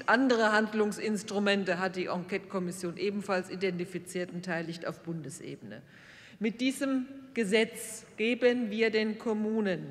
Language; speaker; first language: German; native; German